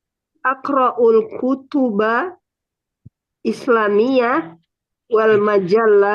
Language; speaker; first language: Arabic; non-native, learner; Indonesian